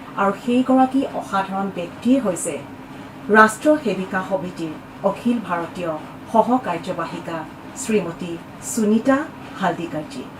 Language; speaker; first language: Assamese; native; Assamese